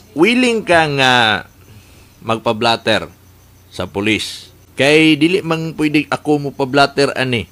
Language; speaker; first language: Cebuano; native; Cebuano